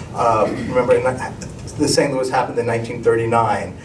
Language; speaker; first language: English; native; English